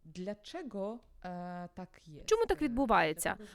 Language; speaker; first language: Ukrainian; native; Ukrainian